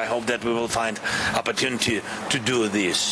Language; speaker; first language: English; non-native, learner; Russian